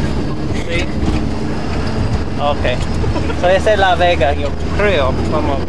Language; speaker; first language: Spanish; non-native, learner; English